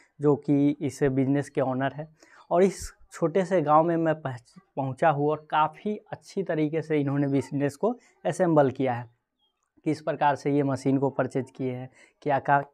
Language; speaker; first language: Hindi; native; Hindi